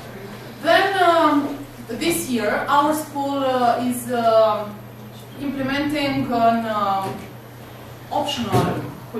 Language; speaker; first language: English; non-native, learner; Romanian